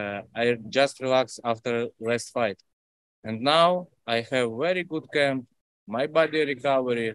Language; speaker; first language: English; non-native, learner; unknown